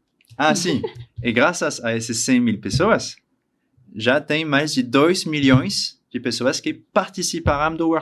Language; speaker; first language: Portuguese; non-native, learner; French